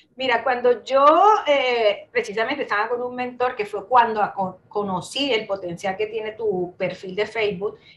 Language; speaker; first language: Spanish; native; Spanish